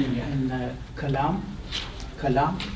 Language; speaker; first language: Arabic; non-native, learner; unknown